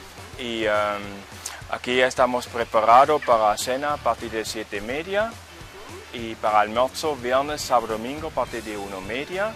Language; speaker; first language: Spanish; non-native, fluent; German